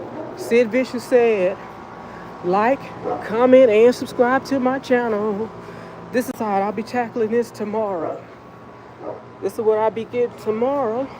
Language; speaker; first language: English; native; English